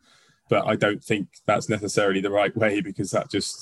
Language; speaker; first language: English; native; English